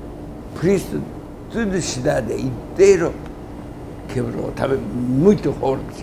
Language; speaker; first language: Portuguese; non-native, learner; Japanese